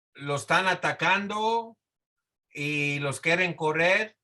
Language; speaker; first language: Spanish; early bilingual, heritage; Spanish